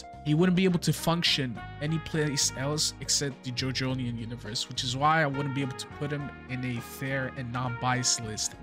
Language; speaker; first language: English; native; English